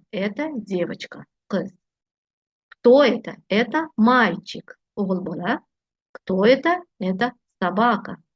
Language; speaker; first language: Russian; non-native, fluent; Uzbek